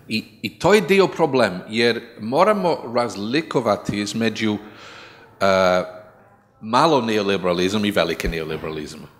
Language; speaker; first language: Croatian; non-native, learner; English